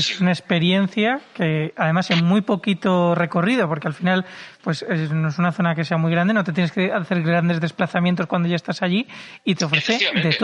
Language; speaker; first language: Spanish; native; Spanish